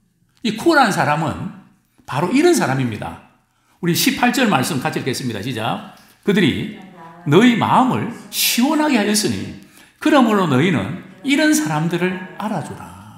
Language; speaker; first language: Korean; native; Korean